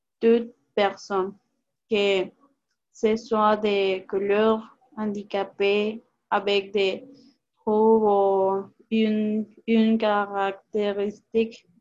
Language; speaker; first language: French; non-native, learner; Spanish